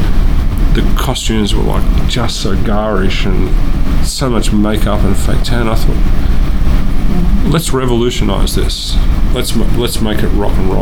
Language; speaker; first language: English; native; English